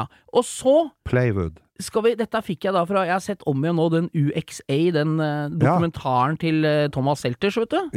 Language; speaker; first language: Norwegian; native; Norwegian